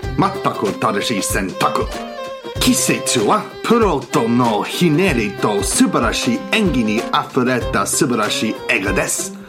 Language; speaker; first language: Japanese; non-native, learner; English